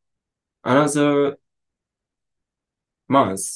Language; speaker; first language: English; non-native, learner; Japanese